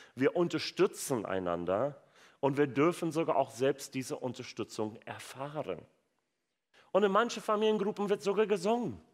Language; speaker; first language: German; non-native, fluent; English